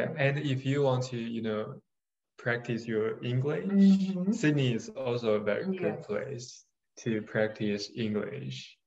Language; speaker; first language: English; non-native, fluent; Chinese